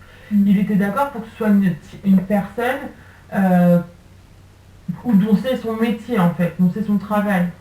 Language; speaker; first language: French; native; French